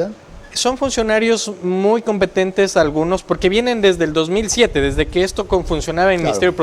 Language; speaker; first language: Spanish; native; Spanish